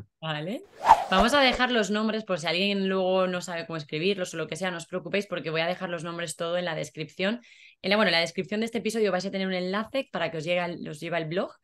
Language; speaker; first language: Spanish; native; Spanish